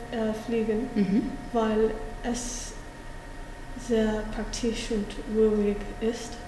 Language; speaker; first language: German; non-native, learner; English